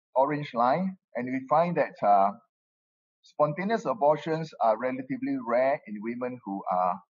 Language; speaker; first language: English; non-native, local second language; Min Nan Chinese